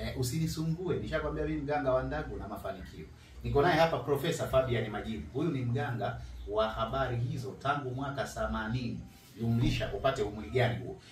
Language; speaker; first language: Swahili; native; Swahili